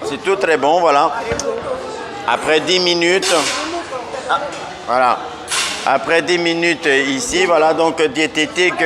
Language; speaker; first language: French; native; French